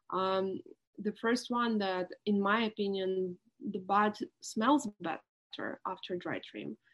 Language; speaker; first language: English; non-native, fluent; Russian